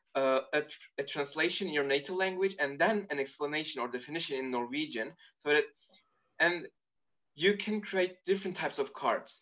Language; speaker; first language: English; non-native, fluent; Turkish